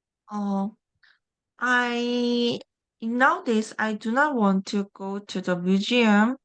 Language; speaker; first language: English; non-native, learner; Korean